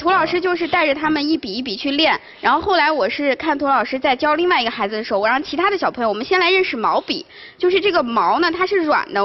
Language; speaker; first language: Chinese; native; Chinese